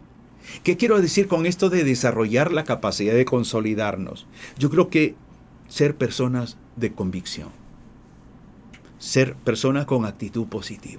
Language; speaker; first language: Spanish; native; Spanish